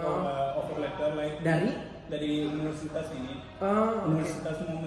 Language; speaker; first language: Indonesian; non-native, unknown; Malayalam